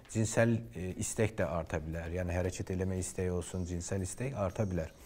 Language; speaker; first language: Turkish; non-native, fluent; Azerbaijani